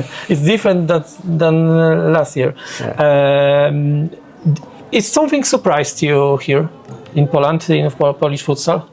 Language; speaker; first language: English; non-native, learner; Polish